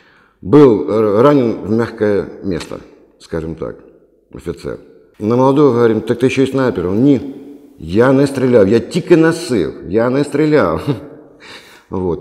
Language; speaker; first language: Russian; native; Russian